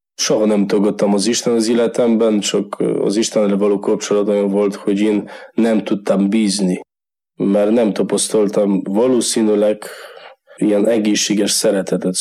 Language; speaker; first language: Hungarian; non-native, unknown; Polish